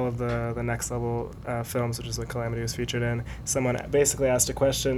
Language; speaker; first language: English; native; English